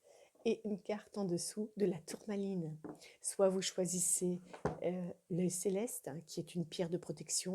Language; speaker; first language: French; native; French